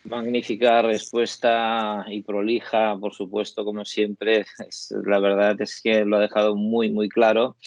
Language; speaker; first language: Spanish; native; Spanish